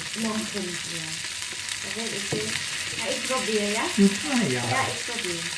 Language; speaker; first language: Dutch; non-native, learner; Thai